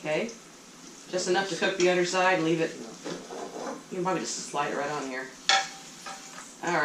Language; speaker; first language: English; native; English